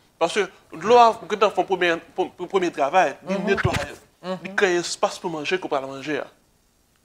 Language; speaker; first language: French; non-native, local second language; Haitian Creole